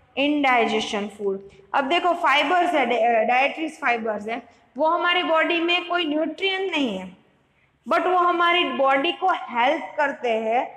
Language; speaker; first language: Hindi; non-native, local second language; Gujarati